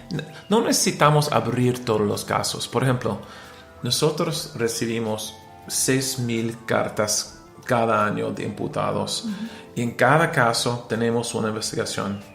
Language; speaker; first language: Spanish; non-native, learner; English